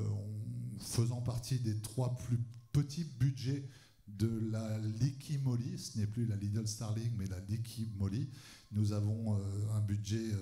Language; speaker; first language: French; native; French